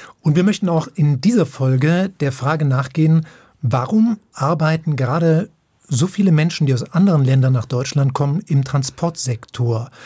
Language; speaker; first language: German; native; German